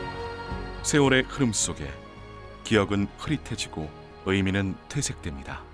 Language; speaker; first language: Korean; native; Korean